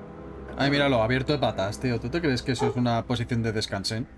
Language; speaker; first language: Spanish; native; Spanish